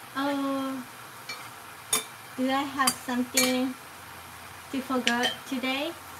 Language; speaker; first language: English; non-native, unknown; Japanese